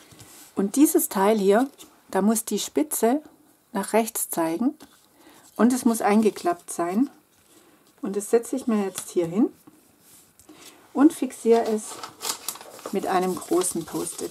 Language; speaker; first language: German; native; German